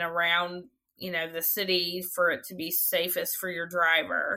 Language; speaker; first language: English; native; English